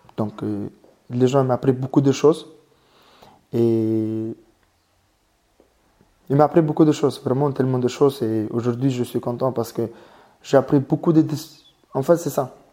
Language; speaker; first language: French; non-native, learner; Mongolian